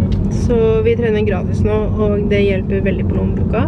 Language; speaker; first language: Norwegian; early bilingual, other home language; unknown